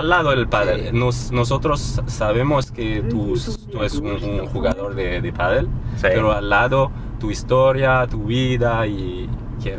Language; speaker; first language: Spanish; non-native, learner; French